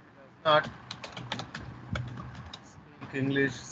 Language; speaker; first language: English; non-native, learner; Telugu